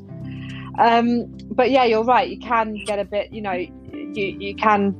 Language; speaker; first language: English; native; English